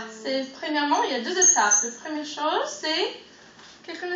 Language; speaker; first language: French; non-native, fluent; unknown